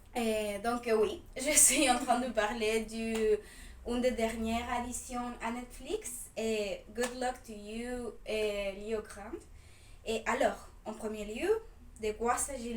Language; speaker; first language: French; non-native, fluent; Spanish